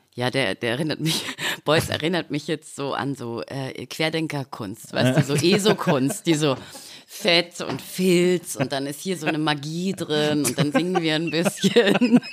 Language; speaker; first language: German; native; German